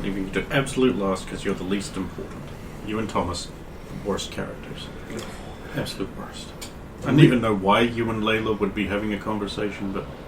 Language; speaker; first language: English; native; English